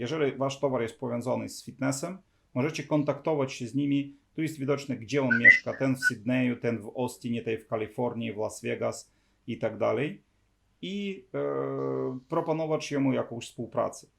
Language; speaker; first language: Polish; non-native, fluent; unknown